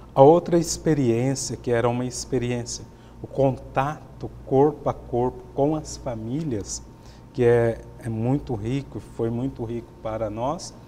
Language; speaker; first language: Portuguese; native; Portuguese